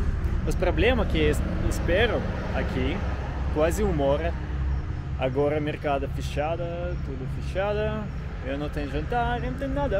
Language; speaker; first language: Portuguese; non-native, learner; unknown